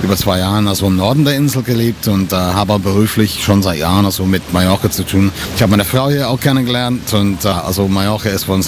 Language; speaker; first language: German; non-native, fluent; English